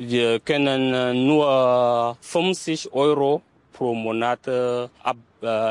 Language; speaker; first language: German; non-native, learner; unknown